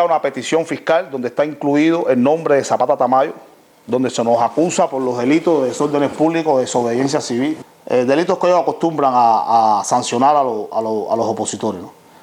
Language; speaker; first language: Spanish; native; Spanish